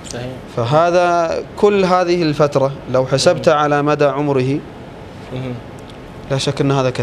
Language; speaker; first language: Arabic; native; Arabic